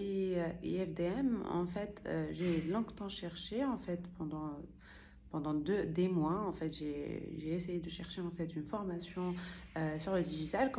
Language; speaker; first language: French; non-native, local second language; Arabic